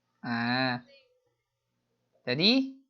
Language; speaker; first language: Indonesian; native; Indonesian